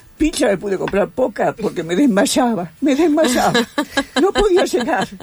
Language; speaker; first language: Spanish; native; Spanish